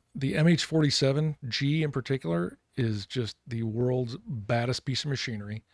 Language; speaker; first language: English; native; English